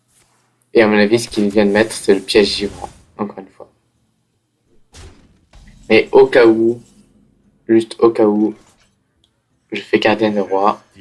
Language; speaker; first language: French; native; French